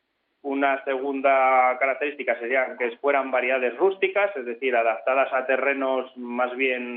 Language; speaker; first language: Spanish; native; Spanish